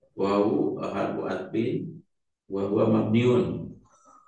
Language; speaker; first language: Arabic; non-native, learner; Indonesian